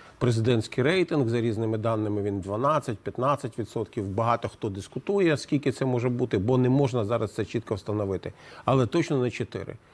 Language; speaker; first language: Ukrainian; native; Ukrainian